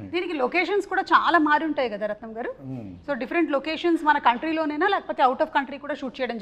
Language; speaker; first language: Telugu; native; Telugu